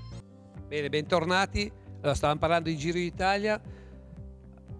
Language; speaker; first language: Italian; native; Italian